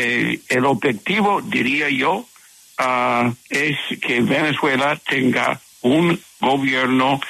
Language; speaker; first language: Spanish; non-native, fluent; English